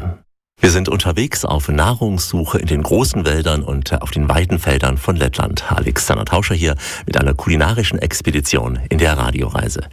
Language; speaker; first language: German; native; German